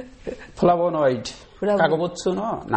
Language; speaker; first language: Japanese; non-native, learner; Bangla